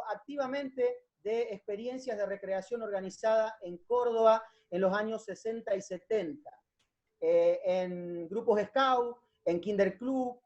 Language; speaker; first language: Spanish; native; Spanish